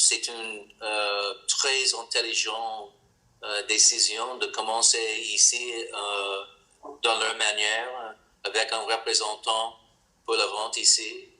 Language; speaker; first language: French; non-native, learner; English